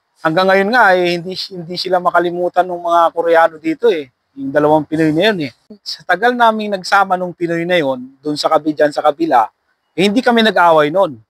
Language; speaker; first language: Filipino; native; Filipino